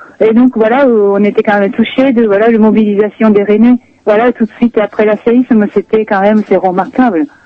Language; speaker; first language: French; non-native, fluent; Japanese